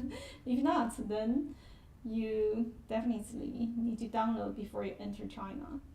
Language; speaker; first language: English; non-native, fluent; Chinese